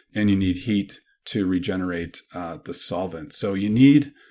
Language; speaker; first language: English; native; English